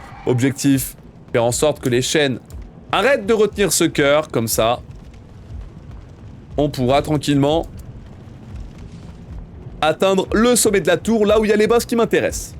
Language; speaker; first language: French; native; French